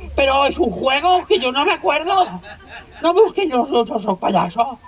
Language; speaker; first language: Spanish; non-native, local second language; Catalan